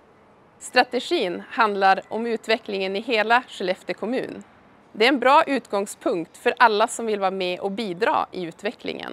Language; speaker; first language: Swedish; native; Swedish